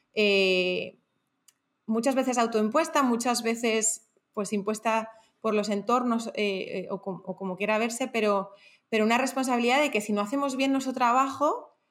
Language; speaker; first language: Spanish; native; Spanish